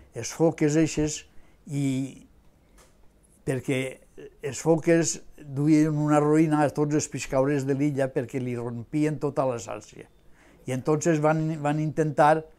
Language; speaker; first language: Catalan; native; Catalan